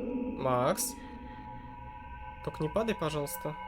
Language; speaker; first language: Russian; native; Russian